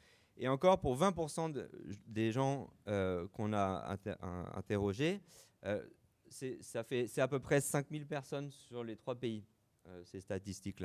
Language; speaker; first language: French; native; French